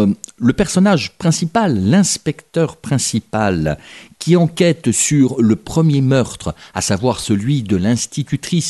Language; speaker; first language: French; native; French